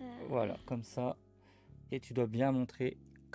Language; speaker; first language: French; native; French